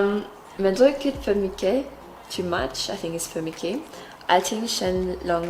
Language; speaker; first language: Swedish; non-native, learner; English